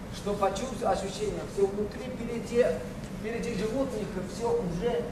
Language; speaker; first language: Russian; non-native, learner; Chinese